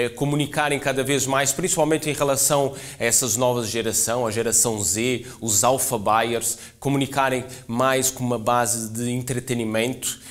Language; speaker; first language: Portuguese; native; Portuguese